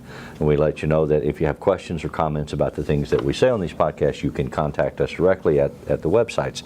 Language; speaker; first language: English; native; English